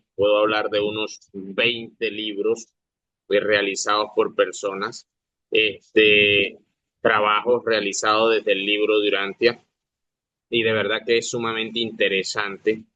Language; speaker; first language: Spanish; native; Spanish